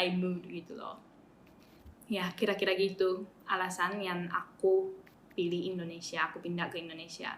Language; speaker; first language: Indonesian; non-native, fluent; Japanese